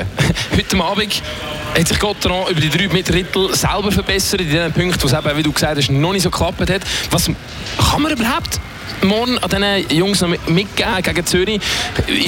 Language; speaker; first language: German; native; German